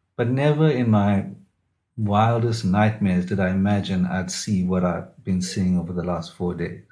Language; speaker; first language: English; native; English